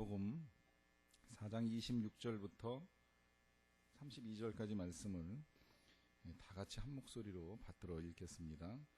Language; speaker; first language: Korean; native; Korean